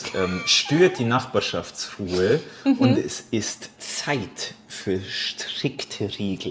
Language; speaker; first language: German; native; German